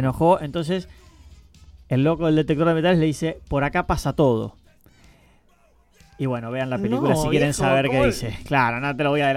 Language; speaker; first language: Spanish; native; Spanish